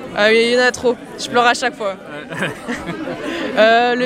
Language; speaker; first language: French; native; French